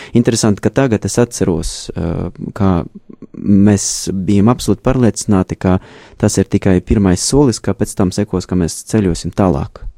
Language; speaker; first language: Latvian; non-native, fluent; Russian